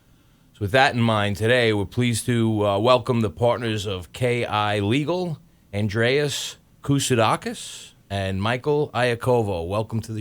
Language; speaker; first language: English; native; English